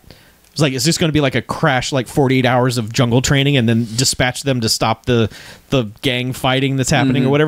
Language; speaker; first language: English; native; English